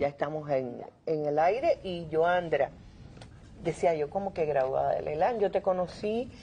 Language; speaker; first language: Spanish; native; Spanish